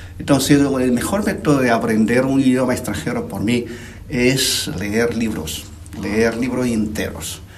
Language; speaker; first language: Spanish; non-native, fluent; Chinese